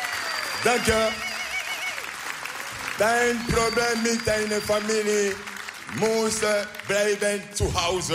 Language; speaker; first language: Dutch; non-native, learner; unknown